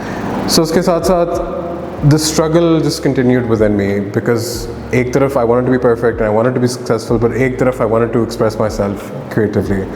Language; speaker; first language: English; non-native, local second language; Urdu